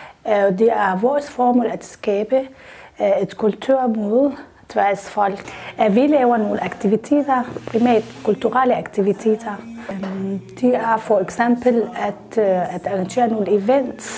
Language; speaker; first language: Danish; non-native, fluent; Arabic